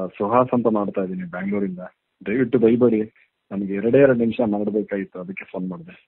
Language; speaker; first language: Kannada; native; Kannada